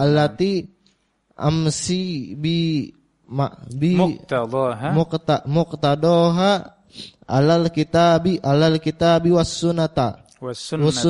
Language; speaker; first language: Arabic; non-native, learner; Indonesian